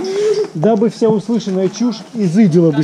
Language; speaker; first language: Russian; native; Russian